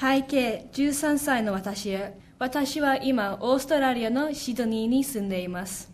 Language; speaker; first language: Japanese; non-native, learner; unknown